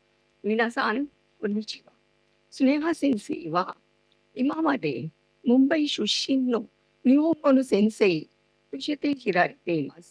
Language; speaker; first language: Japanese; non-native, fluent; Marathi